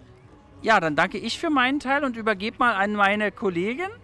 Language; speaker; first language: German; native; German